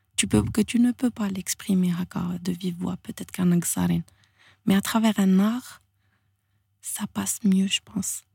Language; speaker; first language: French; non-native, local second language; Arabic